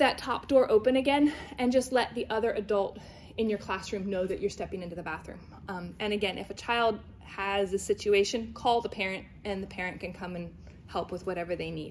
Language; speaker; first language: English; native; English